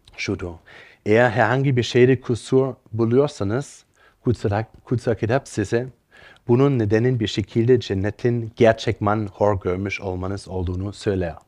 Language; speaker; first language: Turkish; non-native, fluent; German